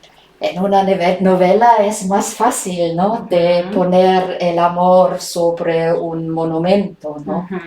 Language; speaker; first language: Spanish; non-native, fluent; German